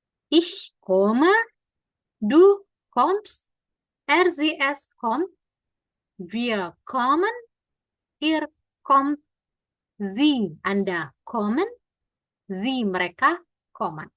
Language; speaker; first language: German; non-native, fluent; Indonesian